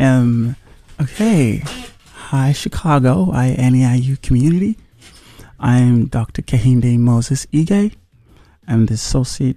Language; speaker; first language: English; non-native, local second language; Yoruba